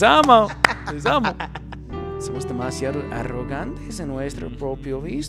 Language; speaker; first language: Spanish; non-native, fluent; English